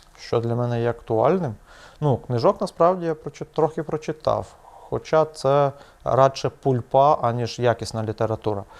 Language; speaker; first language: Ukrainian; native; Ukrainian